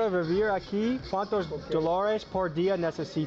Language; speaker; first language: Spanish; non-native, learner; English